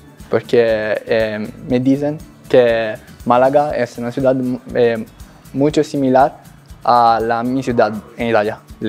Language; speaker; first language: Spanish; non-native, learner; Italian